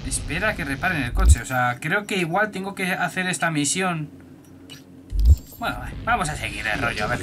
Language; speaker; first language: Spanish; native; Spanish